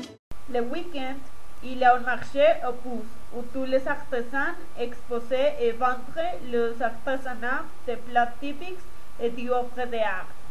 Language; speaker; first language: French; non-native, learner; Spanish